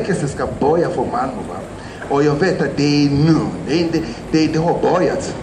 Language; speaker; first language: Swedish; non-native, fluent; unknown